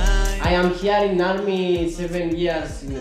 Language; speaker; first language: English; non-native, learner; Greek